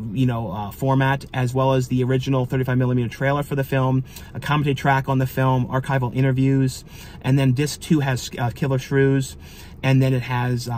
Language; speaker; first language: English; native; English